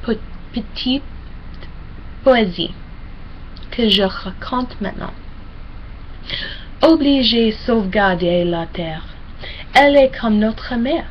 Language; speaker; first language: French; non-native, learner; English